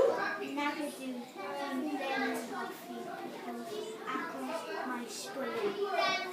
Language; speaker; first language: Welsh; non-native, learner; English